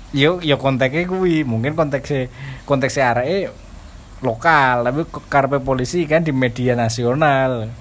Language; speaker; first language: Indonesian; non-native, local second language; Javanese